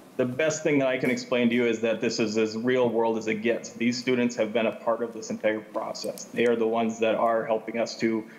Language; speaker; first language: English; native; English